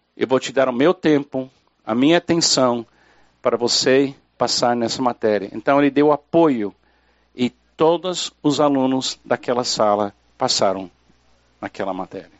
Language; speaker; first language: Portuguese; non-native, fluent; English